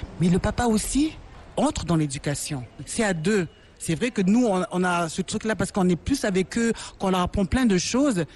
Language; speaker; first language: French; non-native, local second language; Lingala